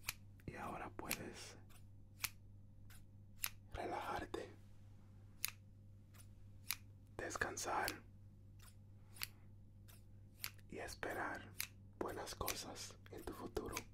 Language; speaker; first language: Spanish; early bilingual, heritage; Spanish